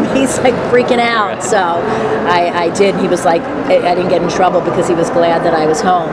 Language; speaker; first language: English; native; English